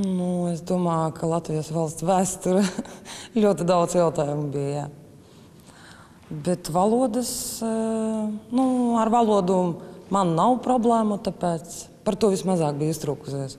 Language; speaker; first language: Latvian; non-native, local second language; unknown